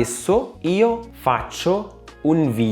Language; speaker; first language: Italian; non-native, fluent; Arabic